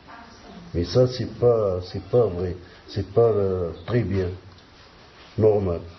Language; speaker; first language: French; non-native, learner; Arabic